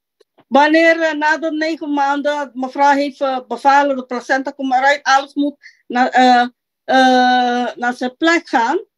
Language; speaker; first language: Dutch; non-native, local second language; Papiamento